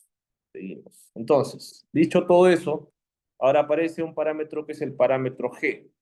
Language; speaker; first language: Spanish; native; Spanish